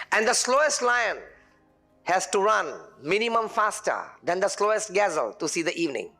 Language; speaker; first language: English; non-native, local second language; Gujarati